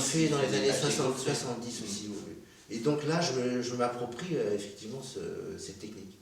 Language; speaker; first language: French; early bilingual, other home language; Korean